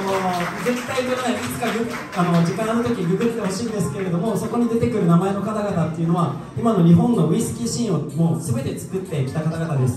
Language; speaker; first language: Japanese; native; Japanese